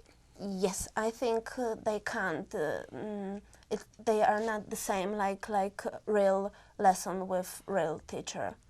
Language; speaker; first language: English; non-native, learner; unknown